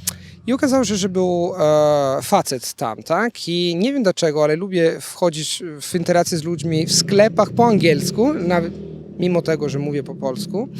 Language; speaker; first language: Polish; non-native, fluent; Italian